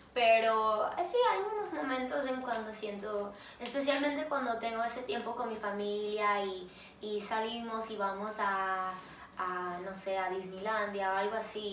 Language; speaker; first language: Spanish; early bilingual, heritage; English